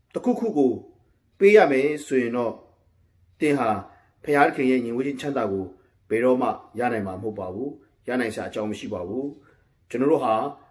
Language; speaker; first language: Burmese; non-native, local second language; Kachin